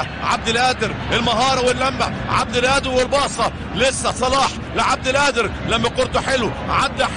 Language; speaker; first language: Arabic; native; Arabic